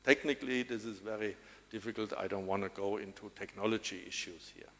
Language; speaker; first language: English; non-native, fluent; German